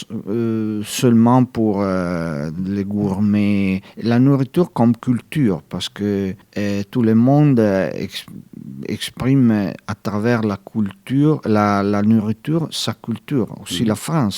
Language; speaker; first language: French; non-native, fluent; Italian